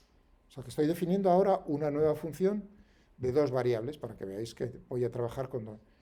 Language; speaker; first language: Spanish; native; Spanish